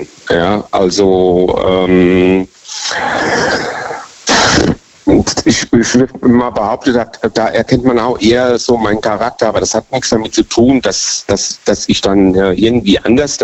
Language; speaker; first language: German; native; German